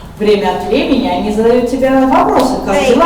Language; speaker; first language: Russian; native; Russian